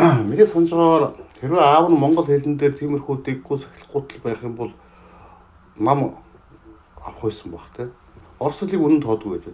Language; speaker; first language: Mongolian; native; Mongolian